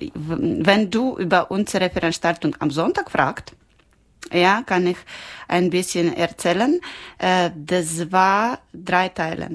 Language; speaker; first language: German; non-native, learner; Ukrainian